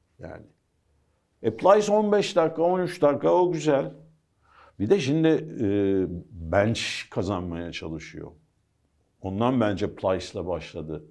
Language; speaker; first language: Turkish; early bilingual, heritage; Turkish